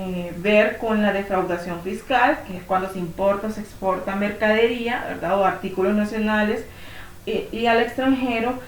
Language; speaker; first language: Spanish; native; Spanish